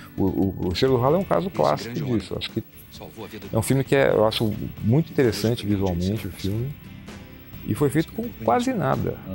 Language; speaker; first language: Portuguese; native; Portuguese